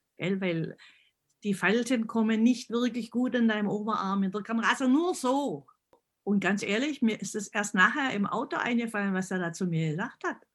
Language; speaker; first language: German; early bilingual, other home language; Italian